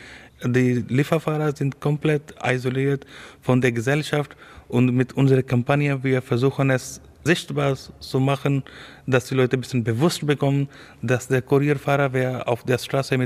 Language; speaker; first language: German; non-native, learner; Urdu